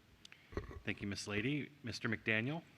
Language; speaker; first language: English; native; English